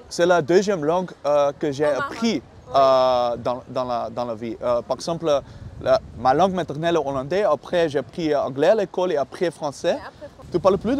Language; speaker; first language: French; non-native, learner; Dutch